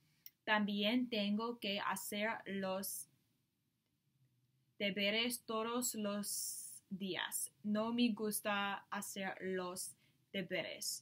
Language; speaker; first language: Spanish; non-native, learner; English